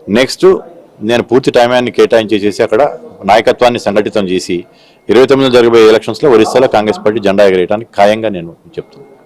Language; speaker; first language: Telugu; native; Telugu